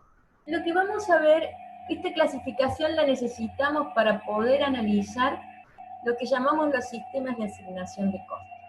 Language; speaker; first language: Spanish; native; Spanish